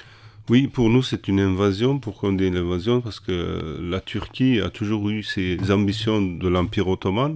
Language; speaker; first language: French; non-native, fluent; Kurdish